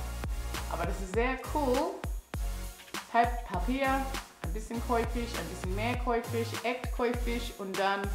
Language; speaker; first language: German; non-native, learner; English